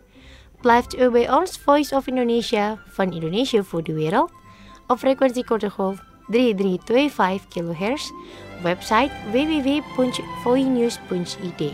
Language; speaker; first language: Dutch; non-native, learner; Indonesian